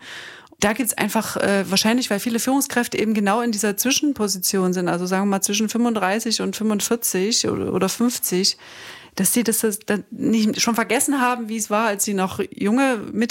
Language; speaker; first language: German; native; German